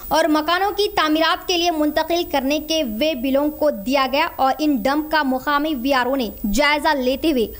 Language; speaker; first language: Urdu; native; Urdu